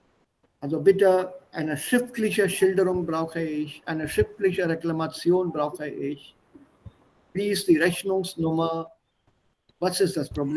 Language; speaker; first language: German; non-native, fluent; Hindi